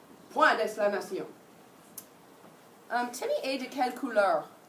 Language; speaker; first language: French; non-native, fluent; English